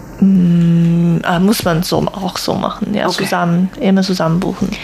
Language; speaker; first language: German; non-native, learner; Chinese